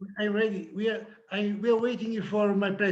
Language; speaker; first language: English; non-native, learner; Italian